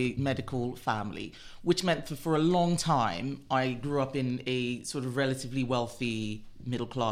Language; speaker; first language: English; non-native, local second language; Yoruba